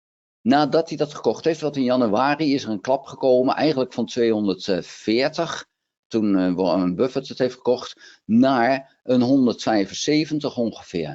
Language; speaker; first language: Dutch; native; Dutch